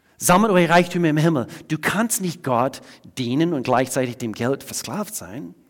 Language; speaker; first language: German; non-native, fluent; English